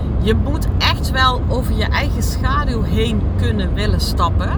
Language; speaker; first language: Dutch; native; Dutch